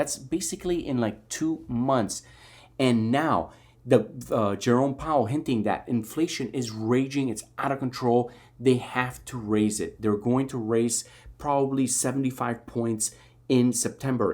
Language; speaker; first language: English; native; English